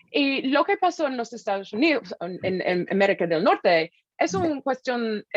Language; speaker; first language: Spanish; non-native, fluent; English